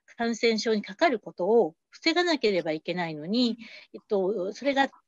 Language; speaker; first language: Japanese; native; Japanese